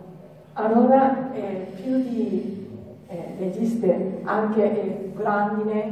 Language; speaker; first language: Italian; non-native, learner; Japanese